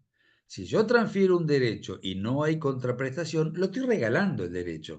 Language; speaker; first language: Spanish; native; Spanish